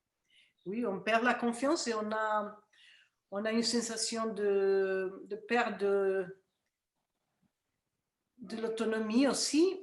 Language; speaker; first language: French; non-native, fluent; Spanish